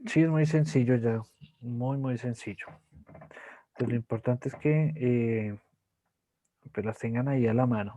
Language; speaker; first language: Spanish; native; Spanish